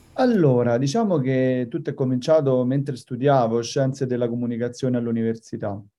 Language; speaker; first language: Italian; native; Italian